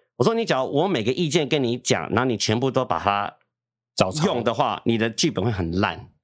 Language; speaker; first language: Chinese; early bilingual, heritage; Chinese